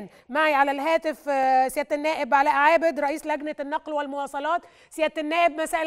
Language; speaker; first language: Arabic; native; Arabic